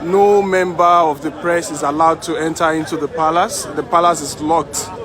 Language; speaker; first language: English; non-native, local second language; Yoruba